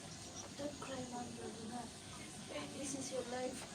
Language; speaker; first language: English; non-native, learner; Nepali